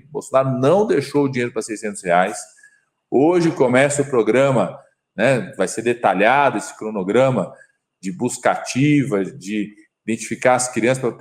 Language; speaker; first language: Portuguese; native; Portuguese